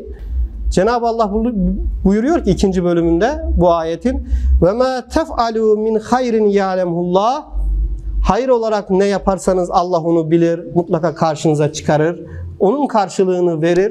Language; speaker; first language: Turkish; native; Turkish